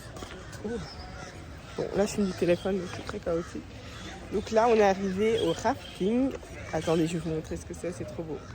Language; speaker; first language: French; native; French